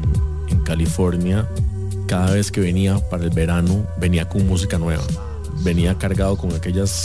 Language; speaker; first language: Spanish; native; Spanish